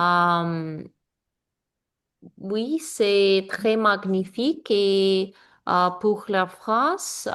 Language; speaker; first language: French; non-native, learner; English